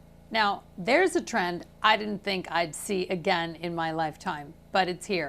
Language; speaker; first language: English; native; English